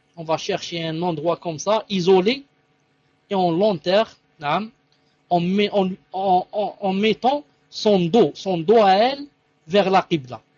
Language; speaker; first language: French; non-native, local second language; Arabic